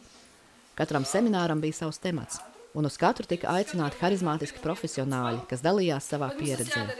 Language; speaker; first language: Latvian; native; Latvian